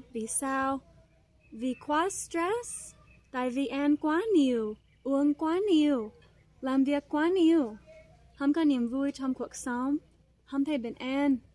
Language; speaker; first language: Vietnamese; non-native, fluent; English